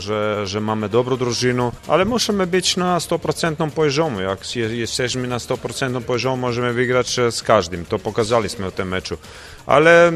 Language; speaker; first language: Polish; non-native, learner; Croatian